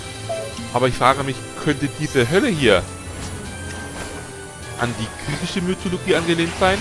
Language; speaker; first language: German; native; German